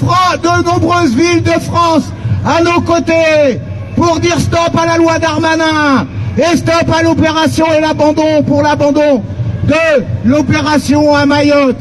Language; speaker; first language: French; native; French